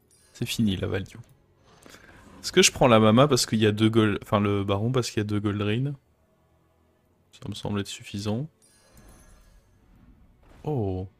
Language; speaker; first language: French; native; French